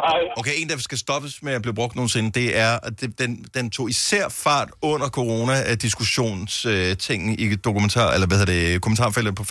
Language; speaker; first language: Danish; native; Danish